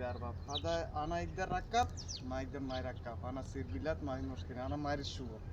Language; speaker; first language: Arabic; non-native, learner; Bangla